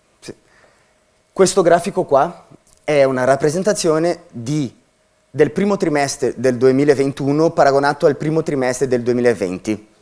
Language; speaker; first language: Italian; non-native, fluent; Portuguese